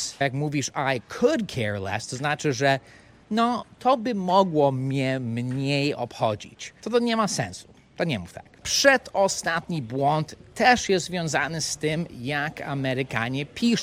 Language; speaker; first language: Polish; non-native, fluent; English